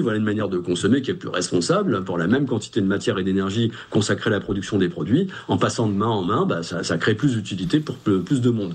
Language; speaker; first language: French; native; French